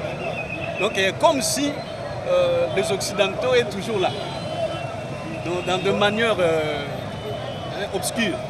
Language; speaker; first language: French; non-native, local second language; Lingala